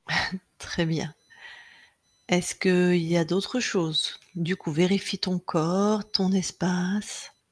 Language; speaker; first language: French; native; French